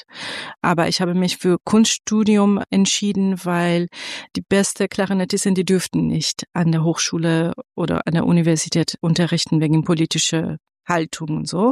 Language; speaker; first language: German; non-native, fluent; Persian